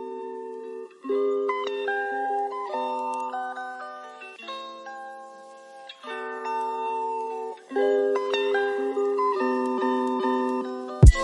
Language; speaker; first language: English; native; English